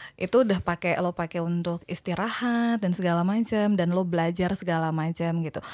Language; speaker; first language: Indonesian; native; Indonesian